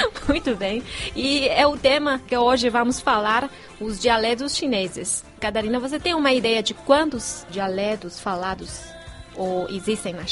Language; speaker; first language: Portuguese; non-native, fluent; Chinese